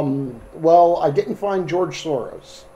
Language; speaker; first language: English; native; English